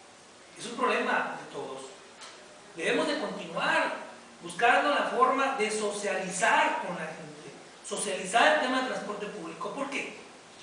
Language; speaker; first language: Spanish; native; Spanish